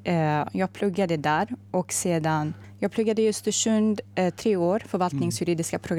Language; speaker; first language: Swedish; non-native, fluent; Arabic